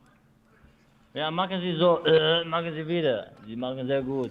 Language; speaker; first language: German; non-native, fluent; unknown